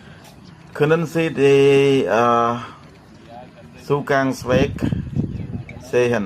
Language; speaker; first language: German; non-native, learner; Khmer